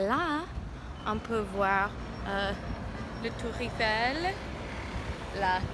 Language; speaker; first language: French; non-native, learner; English